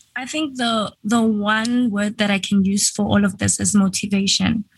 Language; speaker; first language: English; non-native, local second language; Venda